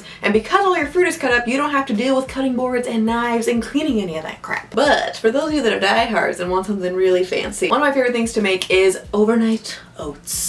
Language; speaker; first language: English; native; English